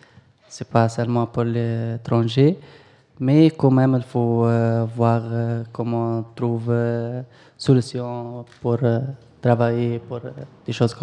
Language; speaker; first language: French; non-native, learner; Arabic